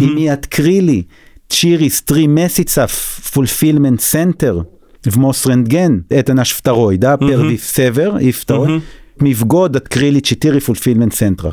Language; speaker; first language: Russian; non-native, learner; Hebrew